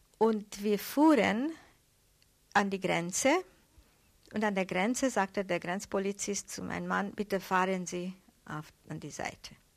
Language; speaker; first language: German; non-native, fluent; Hungarian